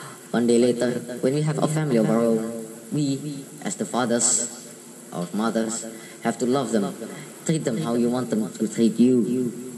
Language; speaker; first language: English; non-native, fluent; Indonesian